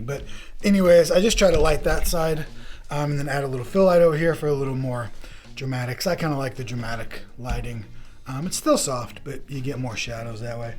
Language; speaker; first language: English; native; English